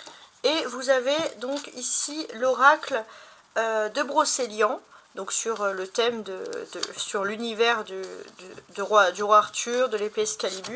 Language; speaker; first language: French; native; French